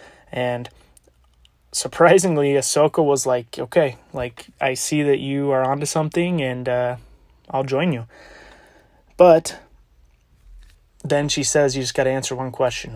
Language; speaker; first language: English; native; English